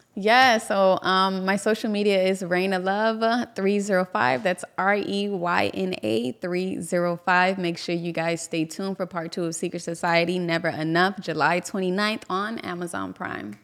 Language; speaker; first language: English; native; English